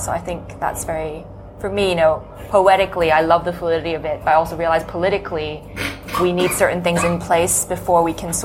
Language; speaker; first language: English; non-native, local second language; Cantonese